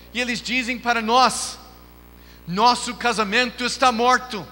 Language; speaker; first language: Portuguese; non-native, fluent; English